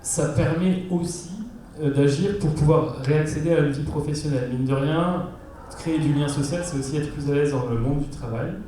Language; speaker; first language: French; native; French